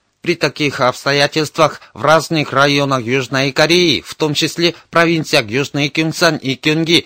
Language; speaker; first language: Russian; non-native, fluent; Korean